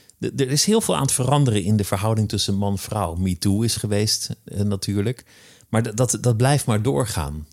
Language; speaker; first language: Dutch; native; Dutch